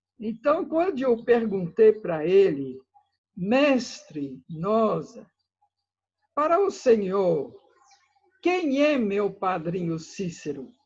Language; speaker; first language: Portuguese; non-native, fluent; French